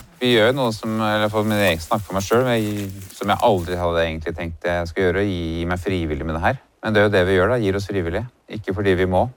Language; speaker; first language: Norwegian; native; Norwegian